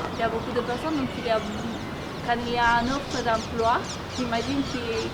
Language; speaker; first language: French; non-native, fluent; Spanish